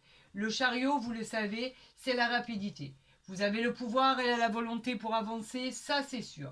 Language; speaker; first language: French; native; French